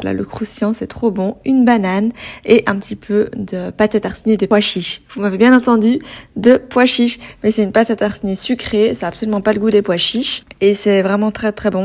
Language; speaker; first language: French; native; French